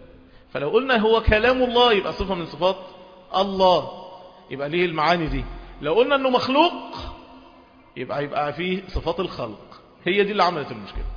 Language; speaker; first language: Arabic; native; Arabic